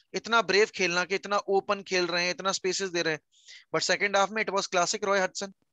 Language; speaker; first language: Hindi; native; Hindi